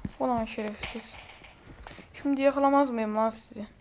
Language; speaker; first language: Turkish; native; Turkish